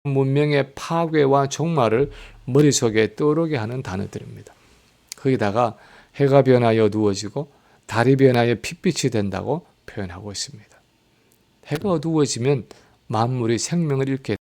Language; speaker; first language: Korean; native; Korean